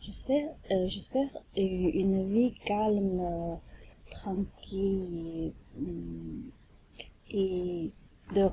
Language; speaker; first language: French; non-native, learner; Chinese